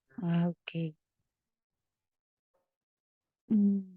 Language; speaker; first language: English; non-native, learner; Spanish